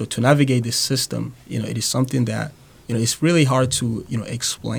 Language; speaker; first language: English; non-native, fluent; Rundi